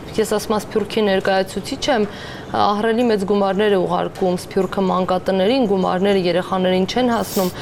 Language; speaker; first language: Armenian; native; Armenian